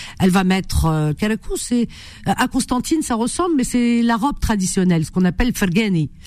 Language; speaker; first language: French; early bilingual, other home language; Arabic